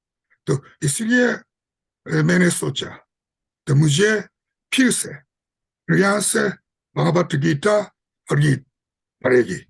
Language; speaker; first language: Hindi; non-native, fluent; Japanese